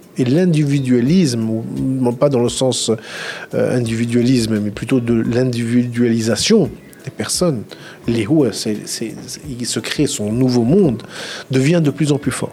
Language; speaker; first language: French; non-native, local second language; Arabic